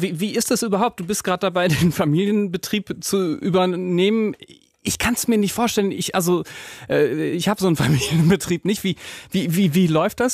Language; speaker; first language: German; native; German